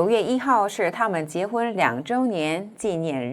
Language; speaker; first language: Chinese; non-native, fluent; Korean